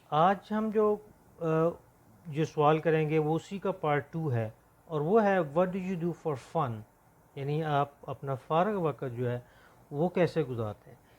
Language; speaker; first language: Urdu; non-native, local second language; Punjabi